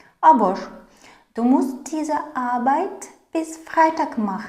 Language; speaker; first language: German; non-native, fluent; Ukrainian